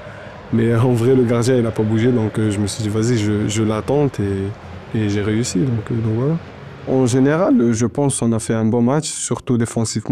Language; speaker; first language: French; non-native, local second language; Arabic